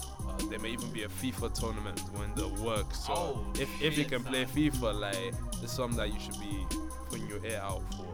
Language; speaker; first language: English; non-native, local second language; Yoruba